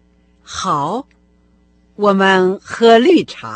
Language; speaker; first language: Chinese; non-native, fluent; Russian